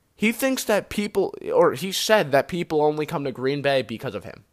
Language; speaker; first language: English; native; English